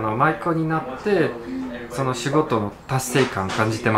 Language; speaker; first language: Japanese; non-native, fluent; Polish